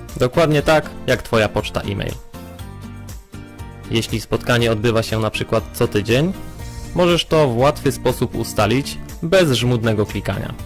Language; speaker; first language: Polish; native; Polish